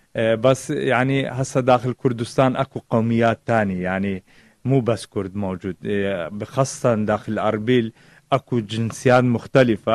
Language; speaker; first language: Arabic; non-native, local second language; Kurdish